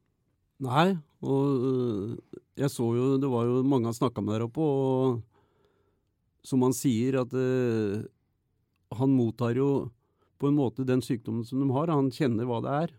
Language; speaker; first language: Norwegian; native; Norwegian